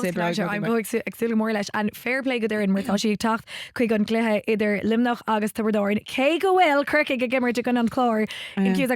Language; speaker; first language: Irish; non-native, local second language; English